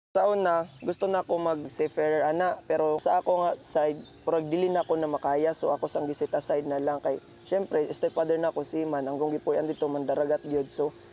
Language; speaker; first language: English; non-native, local second language; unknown